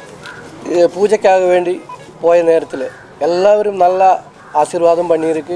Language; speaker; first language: Tamil; non-native, learner; Malayalam